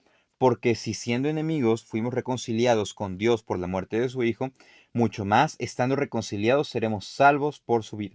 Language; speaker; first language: Spanish; native; Spanish